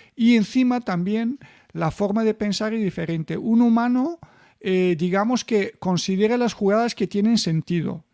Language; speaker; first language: Spanish; non-native, fluent; Bulgarian